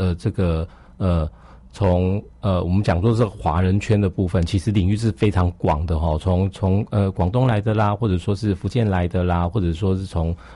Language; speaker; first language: Chinese; native; Chinese